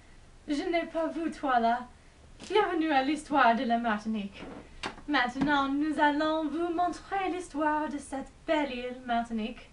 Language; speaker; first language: French; non-native, learner; English